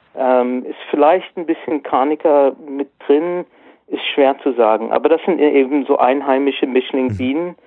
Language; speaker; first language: German; native; German